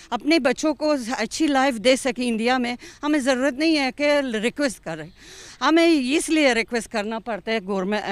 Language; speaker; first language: Hindi; non-native, fluent; Persian